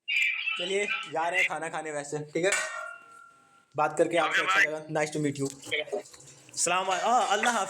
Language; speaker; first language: Hindi; native; Hindi